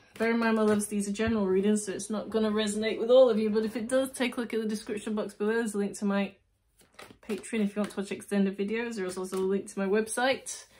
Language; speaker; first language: English; native; English